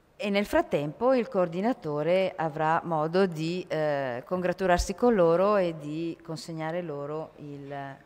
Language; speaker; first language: Italian; native; Italian